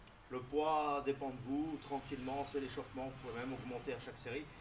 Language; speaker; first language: French; native; French